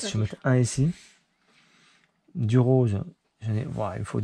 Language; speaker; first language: French; native; French